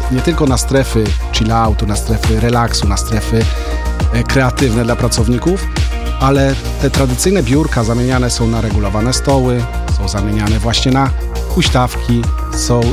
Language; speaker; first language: Polish; native; Polish